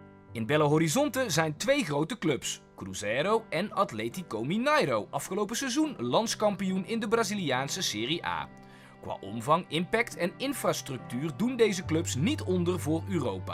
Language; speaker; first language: Dutch; native; Dutch